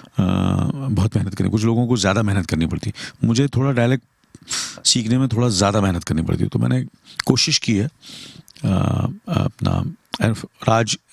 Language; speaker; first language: Hindi; native; Hindi